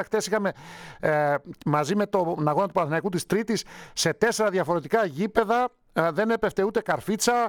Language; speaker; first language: Greek; native; Greek